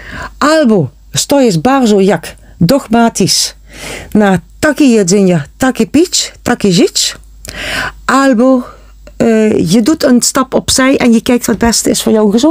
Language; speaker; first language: Polish; non-native, learner; Dutch